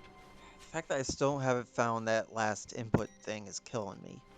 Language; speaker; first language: English; native; English